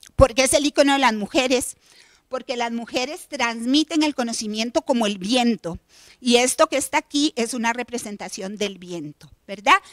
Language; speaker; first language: Spanish; native; Spanish